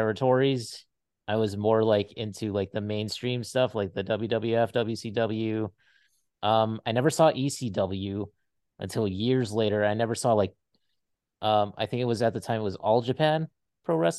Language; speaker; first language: English; native; English